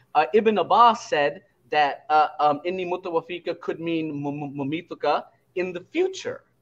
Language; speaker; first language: English; native; English